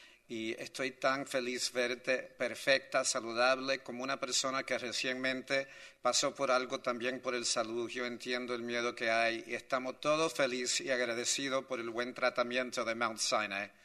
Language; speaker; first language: Spanish; non-native, learner; English